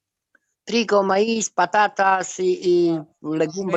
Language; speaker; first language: Spanish; non-native, fluent; Romanian